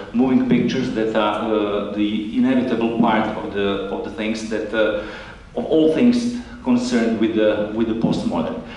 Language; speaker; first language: English; non-native, fluent; Croatian